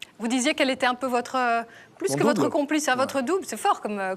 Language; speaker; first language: French; native; French